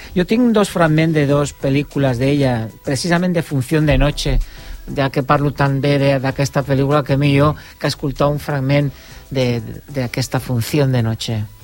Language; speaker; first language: Catalan; non-native, local second language; Spanish